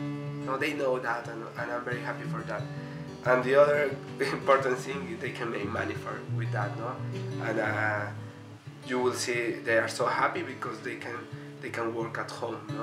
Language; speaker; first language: English; non-native, fluent; Spanish